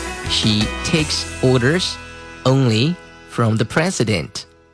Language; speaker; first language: English; non-native, fluent; Chinese